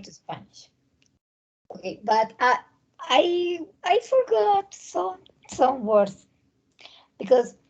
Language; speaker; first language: English; non-native, learner; Spanish